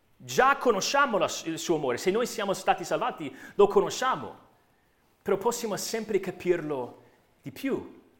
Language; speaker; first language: Italian; non-native, fluent; English